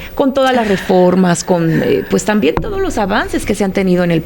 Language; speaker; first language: Spanish; native; Spanish